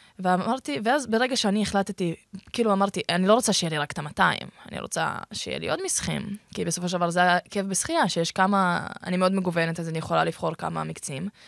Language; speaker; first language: Hebrew; early bilingual, other home language; Russian